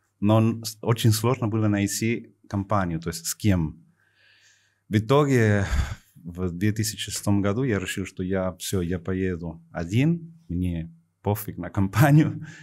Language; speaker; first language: Russian; non-native, fluent; Spanish